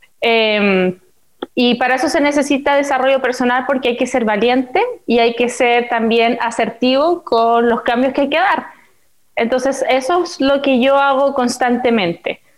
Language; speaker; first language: Spanish; native; Spanish